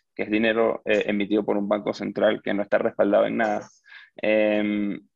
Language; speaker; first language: Spanish; native; Spanish